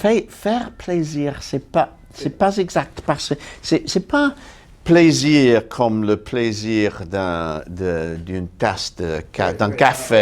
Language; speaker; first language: French; non-native, fluent; English